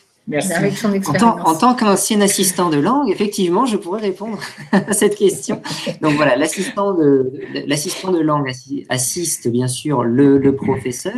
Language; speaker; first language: French; native; French